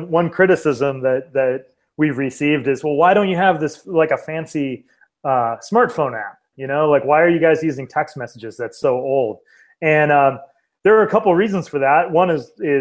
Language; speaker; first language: English; native; English